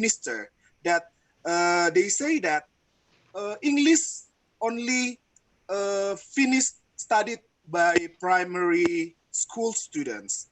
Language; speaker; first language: English; non-native, fluent; Indonesian